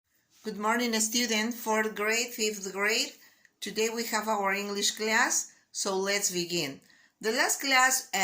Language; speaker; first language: English; non-native, learner; Spanish